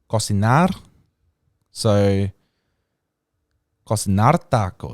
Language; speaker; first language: Spanish; non-native, learner; English